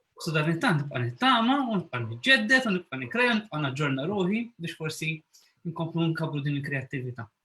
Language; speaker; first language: Maltese; native; Maltese